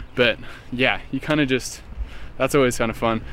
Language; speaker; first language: English; native; English